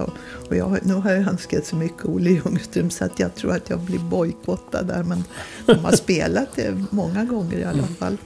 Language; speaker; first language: Swedish; native; Swedish